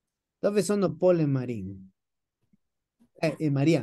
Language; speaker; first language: Italian; non-native, fluent; Spanish